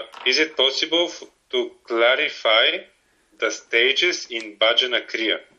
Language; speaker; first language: English; non-native, fluent; Bulgarian